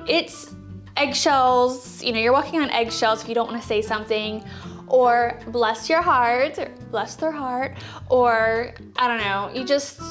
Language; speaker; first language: English; native; English